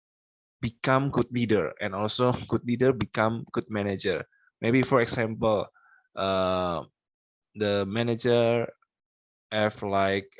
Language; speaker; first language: English; non-native, local second language; Indonesian